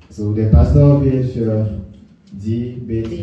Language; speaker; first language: German; non-native, learner; French